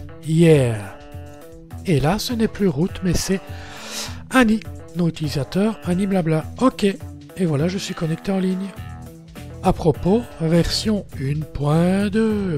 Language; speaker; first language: French; native; French